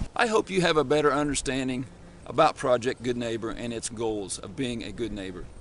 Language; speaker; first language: English; native; English